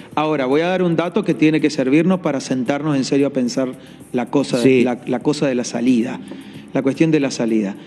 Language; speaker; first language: Spanish; native; Spanish